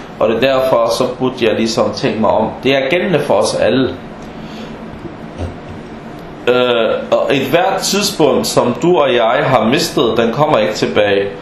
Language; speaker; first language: Danish; early bilingual, other home language; Arabic